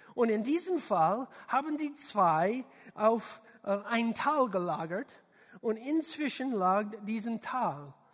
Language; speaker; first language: German; non-native, fluent; English